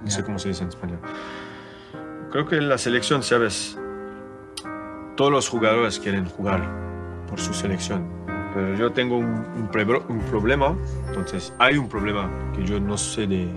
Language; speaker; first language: Spanish; non-native, learner; French